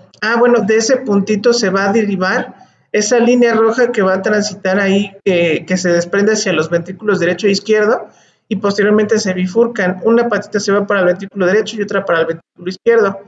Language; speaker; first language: Spanish; native; Spanish